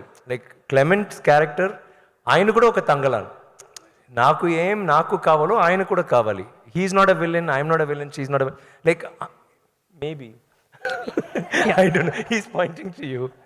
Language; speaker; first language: Telugu; non-native, learner; Tamil